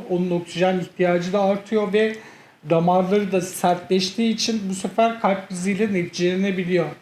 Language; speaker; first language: Turkish; native; Turkish